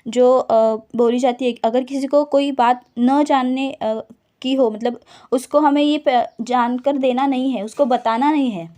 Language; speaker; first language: Hindi; non-native, local second language; Marathi